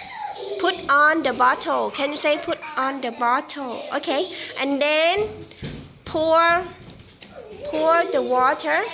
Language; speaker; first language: English; non-native, fluent; Thai